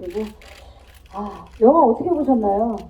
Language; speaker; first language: Korean; native; Korean